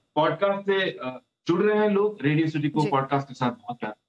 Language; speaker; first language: Hindi; native; Hindi